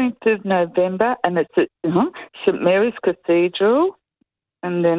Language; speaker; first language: English; native; English